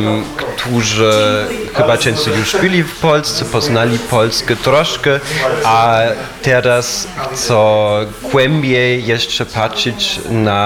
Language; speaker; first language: Polish; non-native, fluent; German